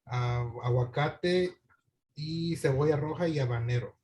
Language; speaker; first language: Spanish; early bilingual, other home language; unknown